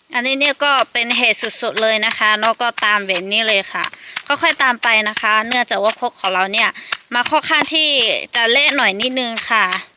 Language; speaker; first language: Thai; non-native, local second language; Lahu